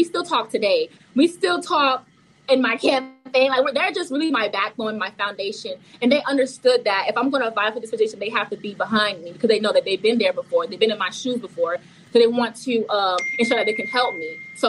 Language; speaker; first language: English; early bilingual, other home language; Haitian Creole